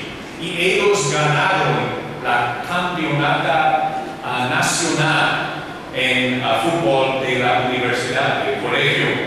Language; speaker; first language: Spanish; non-native, learner; English